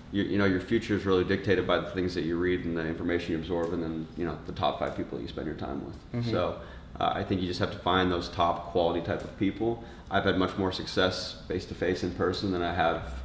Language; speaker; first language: English; native; English